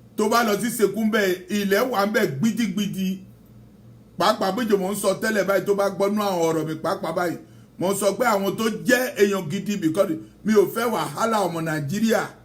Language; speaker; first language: Yoruba; non-native, local second language; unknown